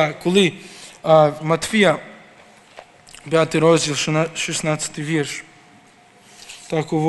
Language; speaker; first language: Ukrainian; early bilingual, heritage; Ukrainian